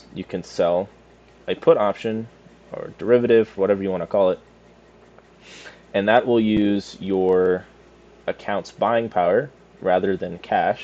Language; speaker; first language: English; native; English